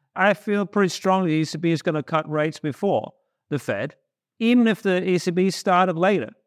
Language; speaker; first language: English; non-native, fluent; Danish